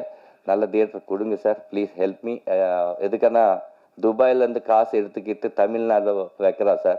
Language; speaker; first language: Tamil; non-native, learner; Telugu